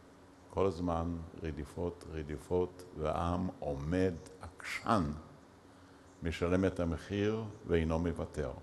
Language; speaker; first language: Hebrew; early bilingual, other home language; Yiddish